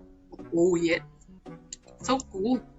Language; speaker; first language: English; non-native, learner; Ukrainian